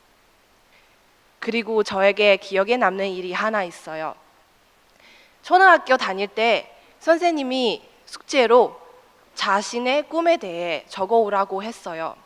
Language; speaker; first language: Korean; non-native, fluent; Chinese